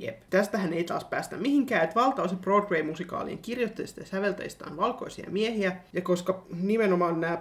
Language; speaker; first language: Finnish; native; Finnish